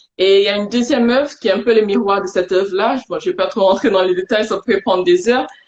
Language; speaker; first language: French; non-native, local second language; Wolof